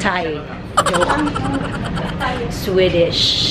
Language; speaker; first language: English; non-native, local second language; Filipino